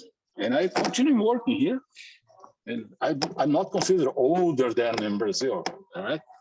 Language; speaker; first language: English; non-native, learner; Portuguese